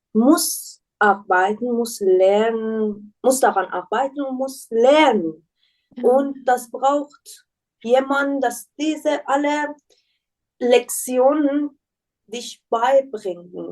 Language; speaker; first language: German; non-native, learner; Persian